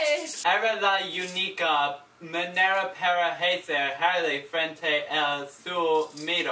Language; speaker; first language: Spanish; non-native, learner; English